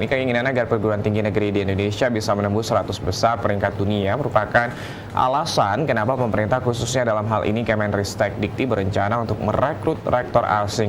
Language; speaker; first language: Indonesian; native; Indonesian